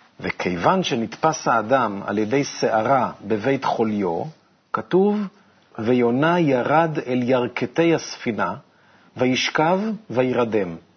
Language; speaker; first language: Hebrew; native; Hebrew